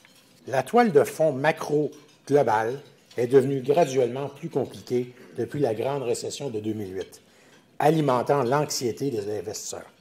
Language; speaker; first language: French; native; French